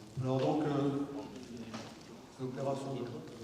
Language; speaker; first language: French; native; French